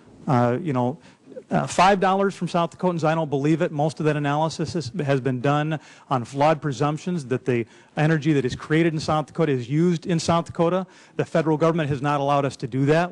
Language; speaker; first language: English; native; English